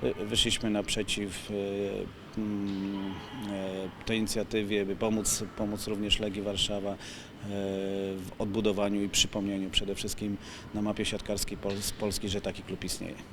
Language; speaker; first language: Polish; native; Polish